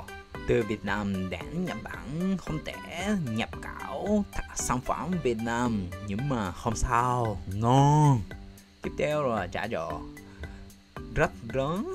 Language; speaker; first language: Vietnamese; non-native, learner; Japanese